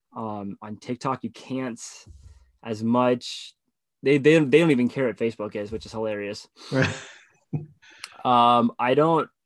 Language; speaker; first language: English; native; English